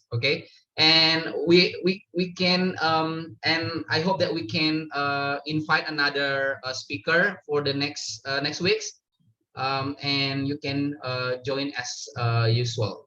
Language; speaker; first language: English; non-native, learner; Indonesian